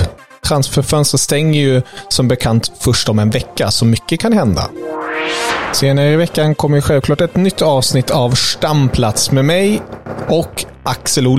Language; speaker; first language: Swedish; native; Swedish